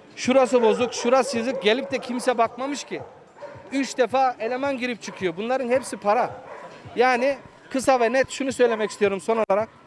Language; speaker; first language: Turkish; native; Turkish